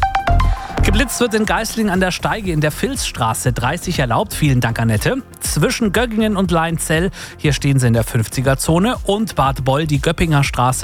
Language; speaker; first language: German; native; German